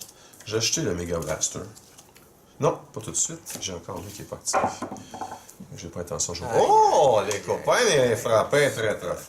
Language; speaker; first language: French; native; French